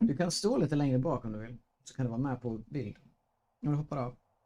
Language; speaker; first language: Swedish; native; Swedish